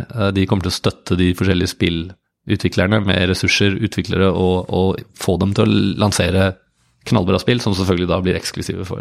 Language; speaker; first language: Norwegian; native; Norwegian